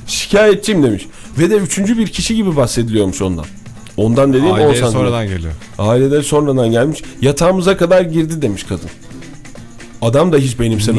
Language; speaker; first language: Turkish; native; Turkish